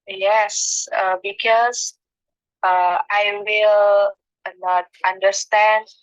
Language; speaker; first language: English; non-native, learner; Indonesian